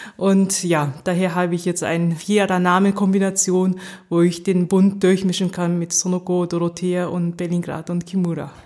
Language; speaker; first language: German; early bilingual, heritage; German